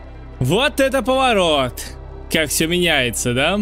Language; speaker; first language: Russian; native; Russian